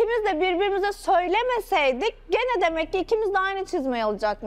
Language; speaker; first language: Turkish; native; Turkish